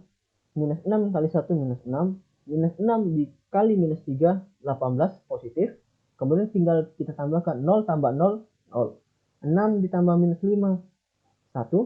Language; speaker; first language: Indonesian; native; Indonesian